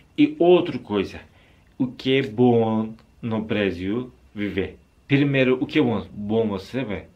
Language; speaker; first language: Portuguese; non-native, learner; Turkish